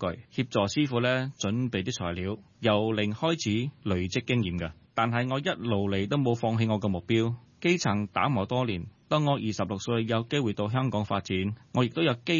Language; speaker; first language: Cantonese; early bilingual, heritage; Cantonese